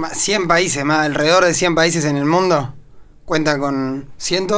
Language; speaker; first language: Spanish; native; Spanish